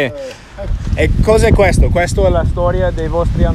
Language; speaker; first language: Italian; non-native, fluent; English